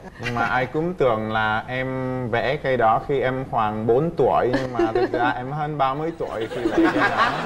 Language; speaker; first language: Vietnamese; non-native, fluent; Czech